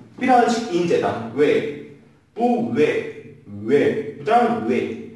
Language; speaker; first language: Turkish; non-native, fluent; Korean